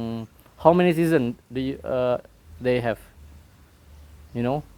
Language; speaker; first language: English; non-native, learner; Indonesian